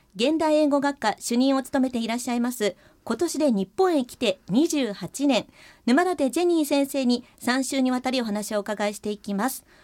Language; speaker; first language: Japanese; native; Japanese